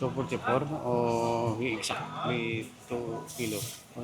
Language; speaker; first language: English; non-native, learner; Hiligaynon